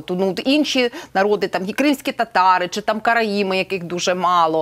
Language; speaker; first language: Ukrainian; native; Ukrainian